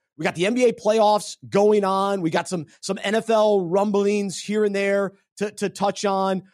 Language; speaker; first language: English; native; English